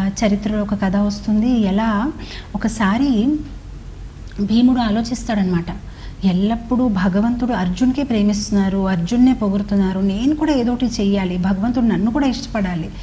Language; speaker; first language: Telugu; non-native, fluent; Hindi